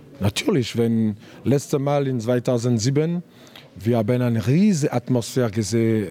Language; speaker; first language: German; non-native, learner; French